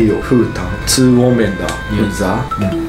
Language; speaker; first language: Chinese; non-native, learner; Japanese